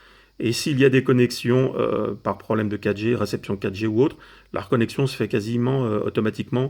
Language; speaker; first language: French; native; French